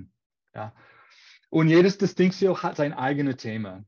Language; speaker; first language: German; non-native, fluent; English